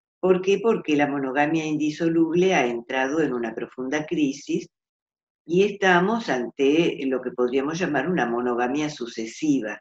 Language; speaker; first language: Spanish; native; Spanish